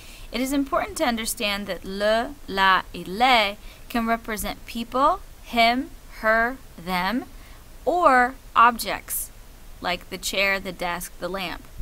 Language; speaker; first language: English; native; English